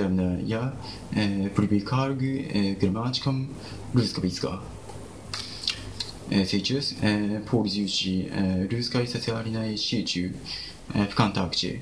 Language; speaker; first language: Russian; non-native, learner; Japanese